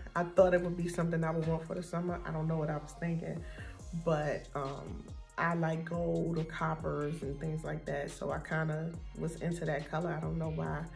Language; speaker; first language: English; native; English